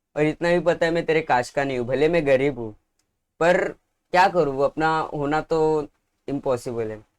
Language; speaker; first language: Hindi; non-native, local second language; Marathi